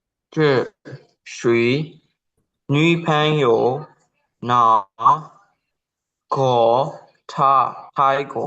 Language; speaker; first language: Chinese; non-native, learner; Burmese